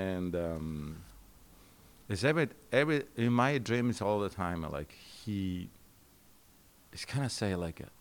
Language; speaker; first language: English; non-native, learner; Italian